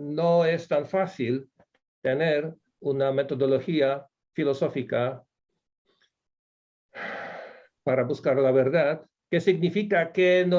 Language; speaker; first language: Spanish; non-native, fluent; Polish